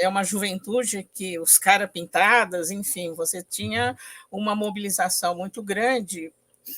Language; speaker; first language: Portuguese; native; Portuguese